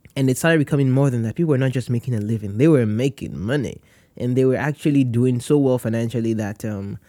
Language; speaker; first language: English; non-native, local second language; Yoruba